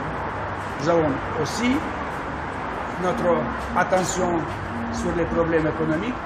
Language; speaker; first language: French; non-native, learner; Russian